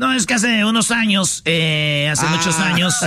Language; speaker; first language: Spanish; native; Spanish